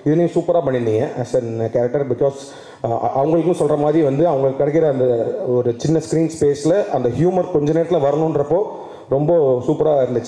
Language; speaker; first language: Tamil; native; Tamil